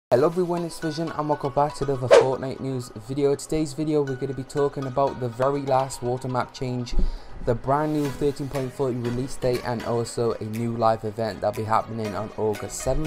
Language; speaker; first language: English; native; English